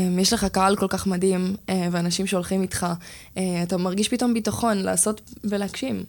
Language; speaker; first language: Hebrew; early bilingual, other home language; Russian